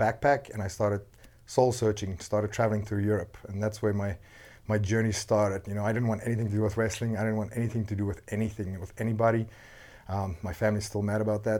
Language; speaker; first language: English; non-native, local second language; Afrikaans